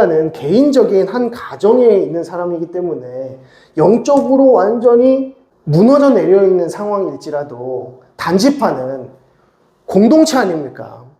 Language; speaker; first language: Korean; native; Korean